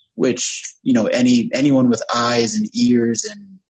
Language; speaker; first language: English; native; English